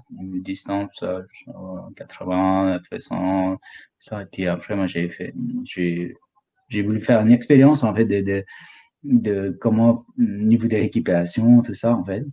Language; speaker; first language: French; non-native, fluent; Nepali